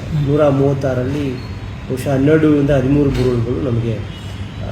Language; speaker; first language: Kannada; native; Kannada